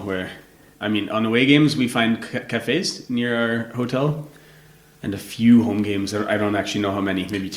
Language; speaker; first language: English; native; English